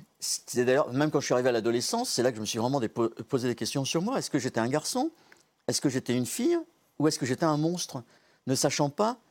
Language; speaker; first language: French; native; French